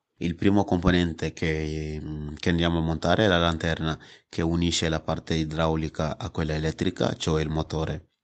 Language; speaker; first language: Italian; non-native, fluent; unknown